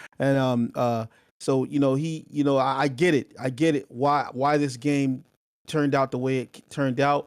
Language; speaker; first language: English; native; English